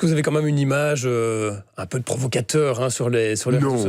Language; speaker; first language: French; native; French